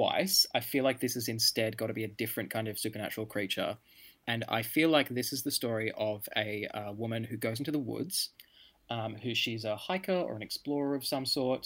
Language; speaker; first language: English; native; English